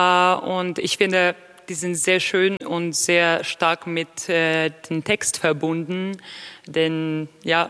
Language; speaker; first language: German; non-native, fluent; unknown